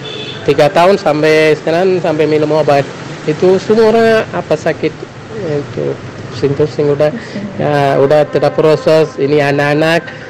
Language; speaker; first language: Indonesian; non-native, learner; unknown